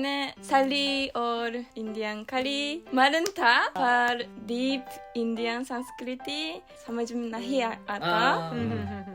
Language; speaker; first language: Hindi; non-native, learner; Japanese